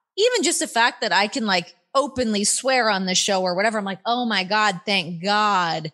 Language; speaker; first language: English; native; English